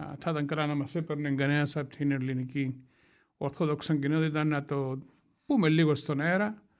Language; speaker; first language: Greek; early bilingual, heritage; Greek